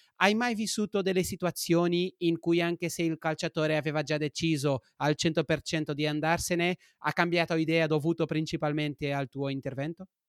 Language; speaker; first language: Italian; non-native, fluent; Portuguese